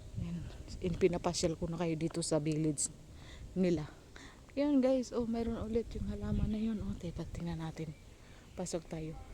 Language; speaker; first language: Filipino; non-native, local second language; Cebuano